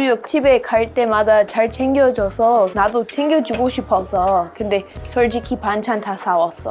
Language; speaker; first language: Korean; non-native, learner; English